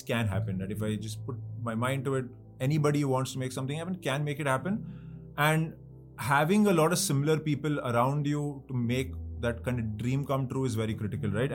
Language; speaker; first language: English; non-native, local second language; Hindi